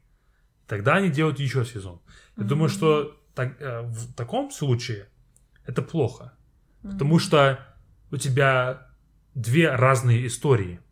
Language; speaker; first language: Russian; non-native, fluent; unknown